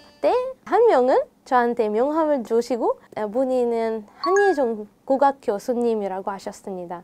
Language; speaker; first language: Korean; non-native, fluent; Arabic